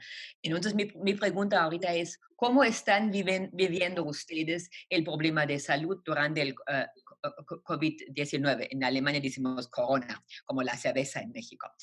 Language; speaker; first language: Spanish; non-native, fluent; German